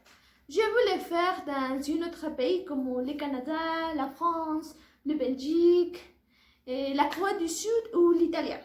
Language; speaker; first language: French; non-native, learner; Spanish